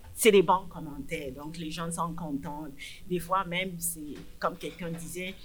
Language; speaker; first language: French; non-native, fluent; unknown